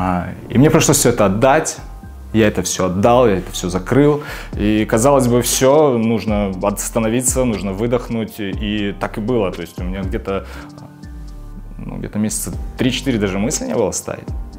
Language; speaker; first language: Russian; native; Russian